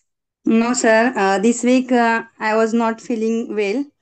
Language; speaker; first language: English; non-native, learner; Marathi